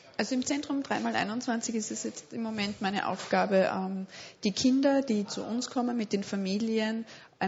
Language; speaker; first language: German; native; German